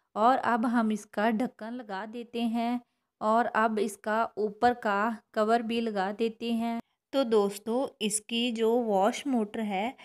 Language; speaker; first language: Hindi; non-native, local second language; Punjabi